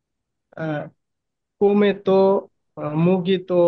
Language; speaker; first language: Japanese; non-native, learner; Bangla